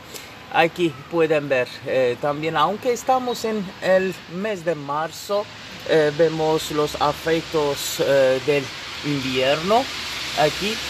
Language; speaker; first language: Spanish; non-native, fluent; Turkish